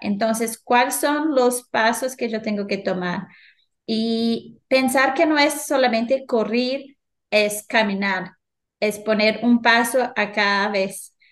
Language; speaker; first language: Spanish; non-native, fluent; Portuguese